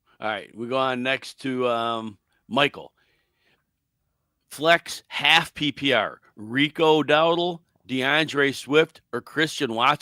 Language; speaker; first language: English; native; English